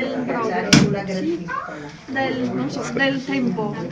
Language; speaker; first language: Italian; non-native, learner; English